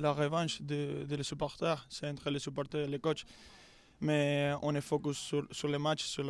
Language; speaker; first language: French; non-native, learner; Spanish